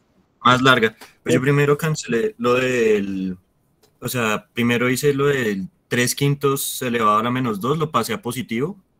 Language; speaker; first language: Spanish; native; Spanish